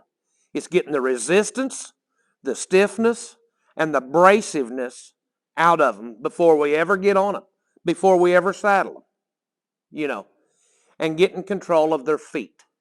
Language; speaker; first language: English; native; English